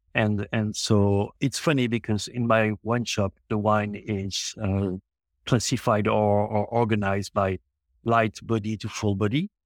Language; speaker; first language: English; non-native, local second language; French